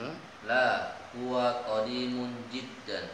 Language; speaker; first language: Arabic; non-native, learner; Indonesian